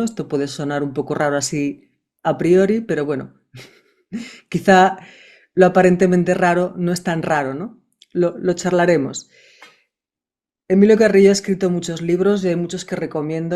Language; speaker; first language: Spanish; native; Spanish